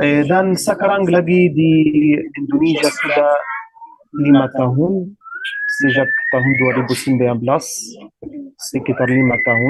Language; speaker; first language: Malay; non-native, learner; Arabic